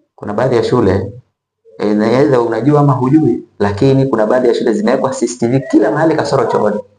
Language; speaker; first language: Swahili; native; Swahili